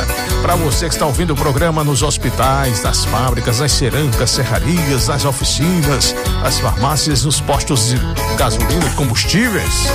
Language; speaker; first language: Portuguese; native; Portuguese